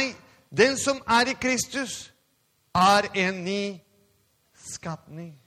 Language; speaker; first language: Norwegian; non-native, fluent; Spanish